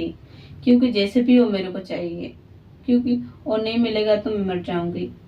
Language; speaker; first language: Hindi; non-native, local second language; Odia